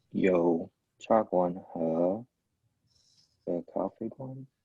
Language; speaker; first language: Chinese; non-native, learner; English